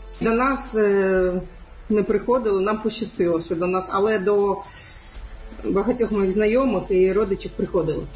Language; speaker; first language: Ukrainian; non-native, local second language; Crimean Tatar